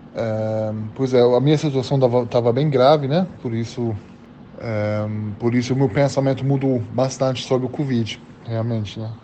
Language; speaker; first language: Portuguese; non-native, fluent; German